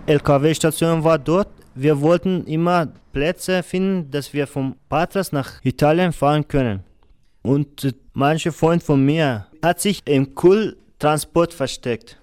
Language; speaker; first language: German; non-native, learner; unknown